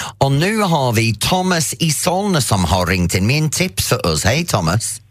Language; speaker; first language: Swedish; non-native, fluent; English